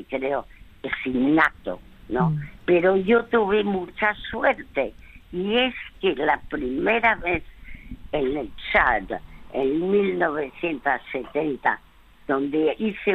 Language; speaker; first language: Spanish; early bilingual, other home language; French